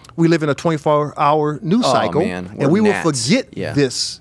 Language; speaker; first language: English; native; English